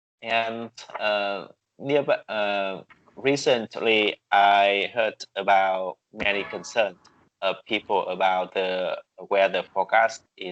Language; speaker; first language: English; non-native, learner; Vietnamese